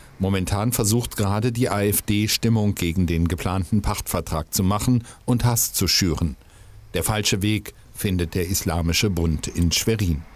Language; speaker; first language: German; native; German